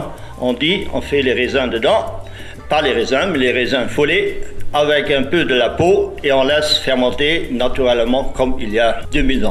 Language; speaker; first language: French; non-native, local second language; Luxembourgish